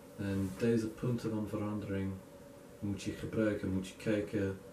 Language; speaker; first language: Dutch; non-native, learner; English